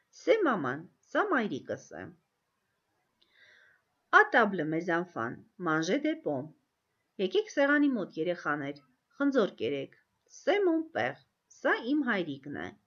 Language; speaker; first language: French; non-native, fluent; Armenian